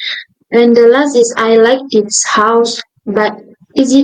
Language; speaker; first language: English; non-native, local second language; Indonesian